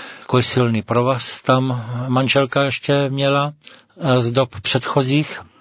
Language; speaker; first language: Czech; native; Czech